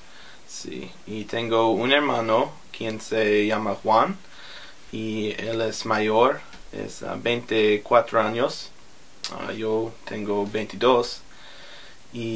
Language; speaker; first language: Spanish; non-native, learner; English